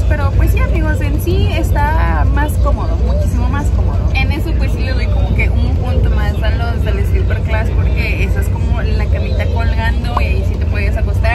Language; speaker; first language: Spanish; native; Spanish